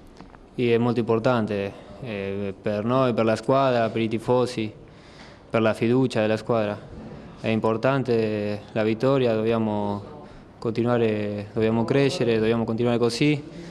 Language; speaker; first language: Italian; non-native, learner; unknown